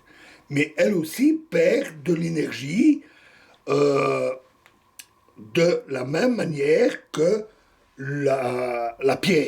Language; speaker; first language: French; native; French